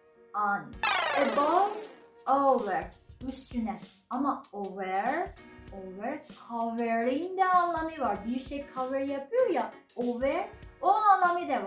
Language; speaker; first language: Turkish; non-native, learner; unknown